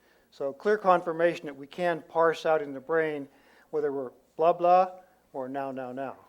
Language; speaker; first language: English; native; English